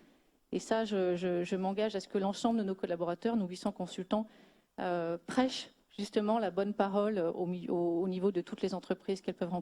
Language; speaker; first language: French; native; French